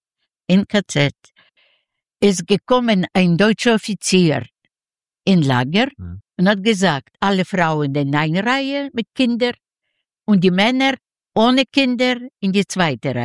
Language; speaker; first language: German; non-native, learner; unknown